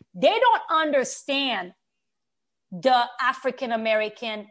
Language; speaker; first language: English; non-native, fluent; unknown